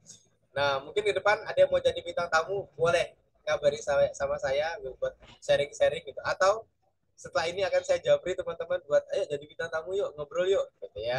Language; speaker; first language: Indonesian; native; Indonesian